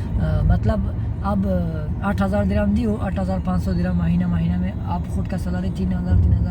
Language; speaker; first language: Hindi; non-native, learner; Tajik